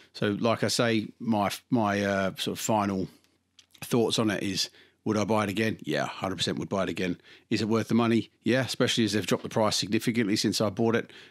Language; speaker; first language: English; native; English